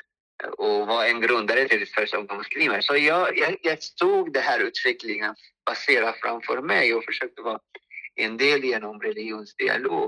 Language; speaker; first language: Swedish; non-native, fluent; Arabic